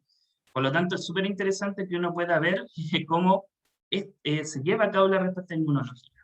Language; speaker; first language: Spanish; native; Spanish